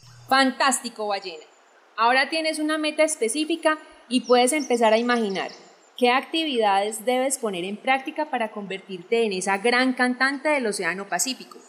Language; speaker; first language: Spanish; native; Spanish